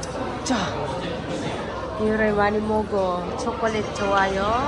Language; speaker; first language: Korean; non-native, learner; Filipino